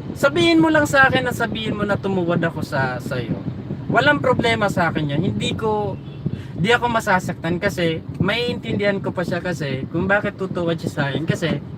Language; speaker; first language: Filipino; non-native, local second language; Bikol